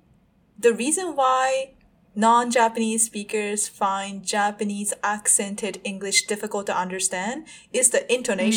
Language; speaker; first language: English; non-native, fluent; Japanese